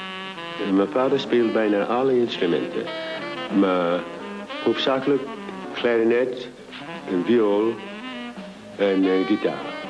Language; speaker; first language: Dutch; non-native, fluent; English